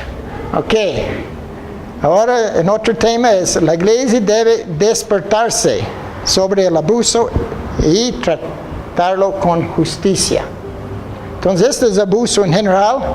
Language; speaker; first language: Spanish; non-native, fluent; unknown